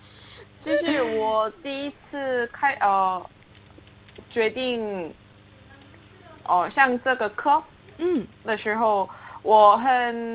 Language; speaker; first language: Chinese; non-native, learner; Korean